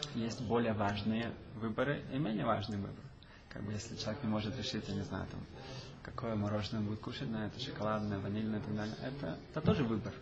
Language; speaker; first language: Russian; early bilingual, heritage; Russian